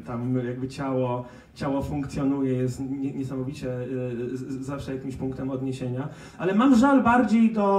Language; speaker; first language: Polish; native; Polish